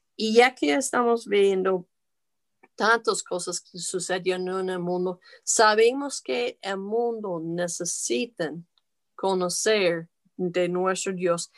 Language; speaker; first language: Spanish; non-native, fluent; English